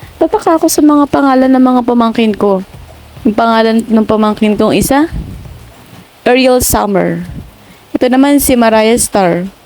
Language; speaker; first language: Filipino; non-native, local second language; Bikol